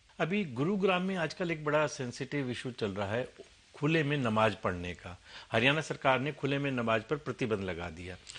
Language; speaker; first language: Hindi; native; Hindi